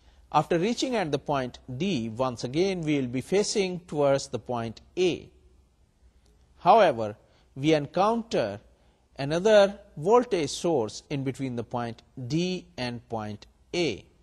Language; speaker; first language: English; non-native, local second language; Urdu